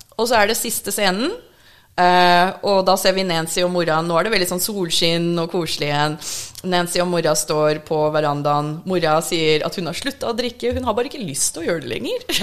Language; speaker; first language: Norwegian; early bilingual, other home language; English